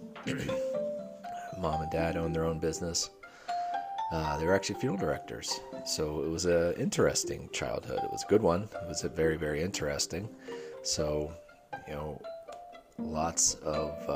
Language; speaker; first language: English; native; English